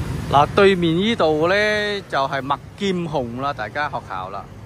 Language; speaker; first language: Chinese; early bilingual, heritage; Cantonese